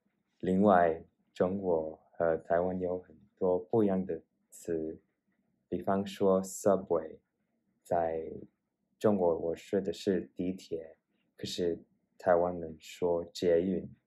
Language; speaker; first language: Chinese; non-native, learner; Spanish